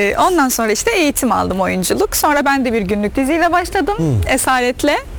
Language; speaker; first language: Turkish; non-native, fluent; Arabic